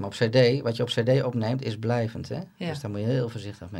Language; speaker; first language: Dutch; native; Dutch